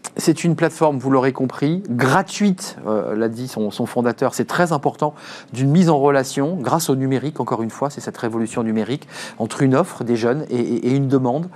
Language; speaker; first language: French; native; French